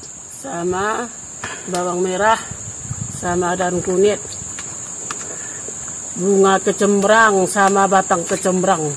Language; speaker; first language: Indonesian; non-native, local second language; Minangkabau